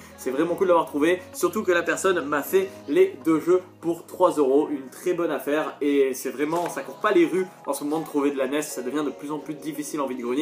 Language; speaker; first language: French; native; French